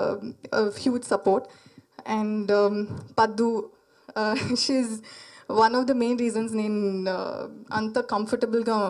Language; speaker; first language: Telugu; non-native, learner; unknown